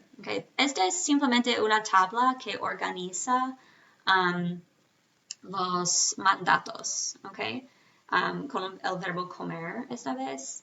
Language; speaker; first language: Spanish; non-native, fluent; English